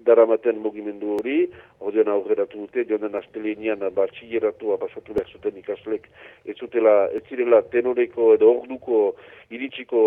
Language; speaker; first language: Basque; native; Basque